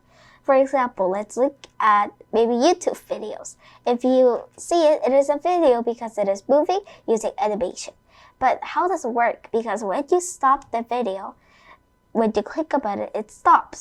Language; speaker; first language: English; non-native, fluent; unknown